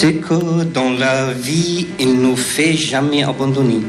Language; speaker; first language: French; non-native, fluent; Persian